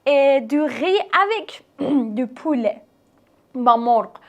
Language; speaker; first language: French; non-native, fluent; Persian